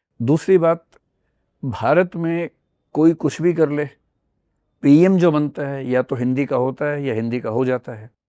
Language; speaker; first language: Hindi; native; Hindi